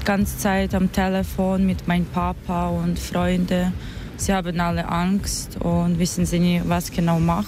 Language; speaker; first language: German; non-native, fluent; Russian